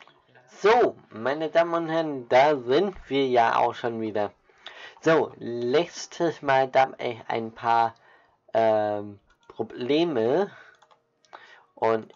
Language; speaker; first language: German; native; German